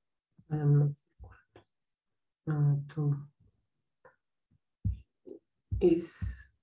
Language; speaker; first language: English; non-native, learner; Spanish